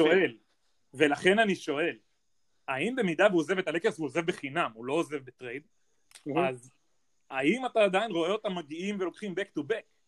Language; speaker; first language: Hebrew; native; Hebrew